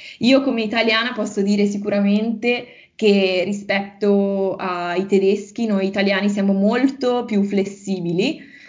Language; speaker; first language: Italian; native; Italian